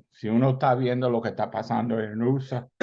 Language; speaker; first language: Spanish; early bilingual, heritage; Spanish